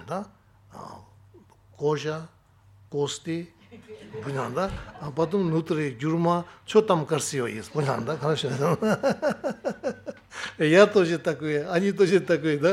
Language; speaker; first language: Russian; non-native, learner; Tibetan